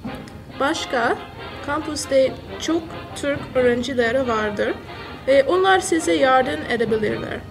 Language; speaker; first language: Turkish; non-native, learner; English